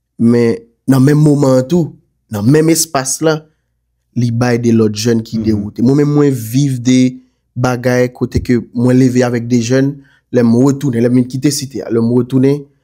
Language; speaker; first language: Haitian Creole; native; Haitian Creole